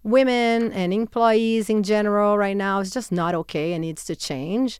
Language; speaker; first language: English; non-native, fluent; Portuguese